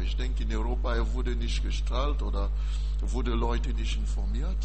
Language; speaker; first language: German; non-native, learner; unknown